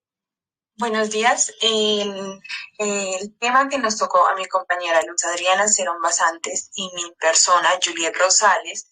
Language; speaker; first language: Spanish; native; Spanish